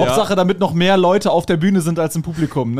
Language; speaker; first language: German; native; German